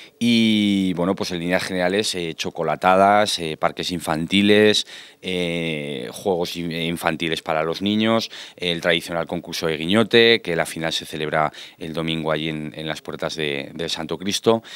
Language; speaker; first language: Spanish; native; Spanish